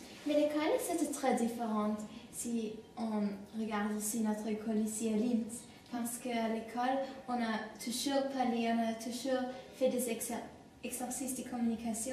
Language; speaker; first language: French; non-native, learner; German